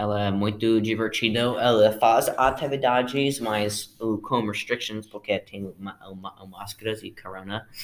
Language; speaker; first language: Portuguese; non-native, learner; English